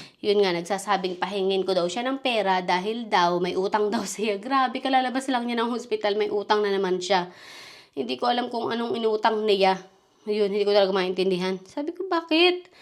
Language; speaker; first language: Filipino; native; Filipino